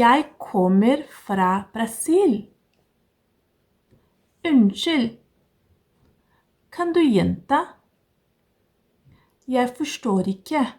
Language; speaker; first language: Norwegian; non-native, learner; Portuguese